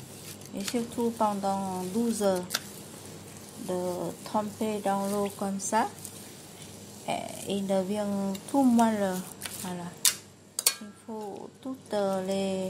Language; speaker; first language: French; non-native, learner; Vietnamese